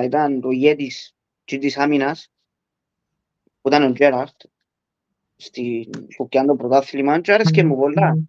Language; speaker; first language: Greek; early bilingual, heritage; Greek